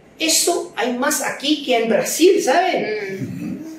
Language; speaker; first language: Spanish; non-native, fluent; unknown